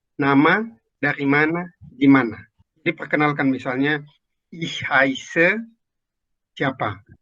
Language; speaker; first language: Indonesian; native; Indonesian